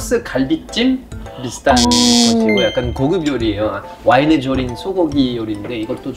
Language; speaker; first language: Korean; non-native, fluent; French